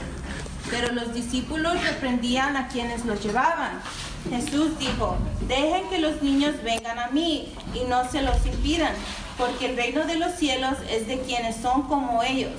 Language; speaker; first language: Spanish; early bilingual, heritage; Spanish